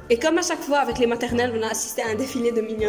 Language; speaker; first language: French; non-native, local second language; Arabic